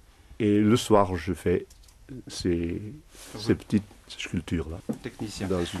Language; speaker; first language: French; non-native, local second language; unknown